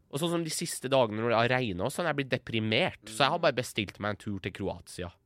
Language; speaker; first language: Norwegian; early bilingual, other home language; Persian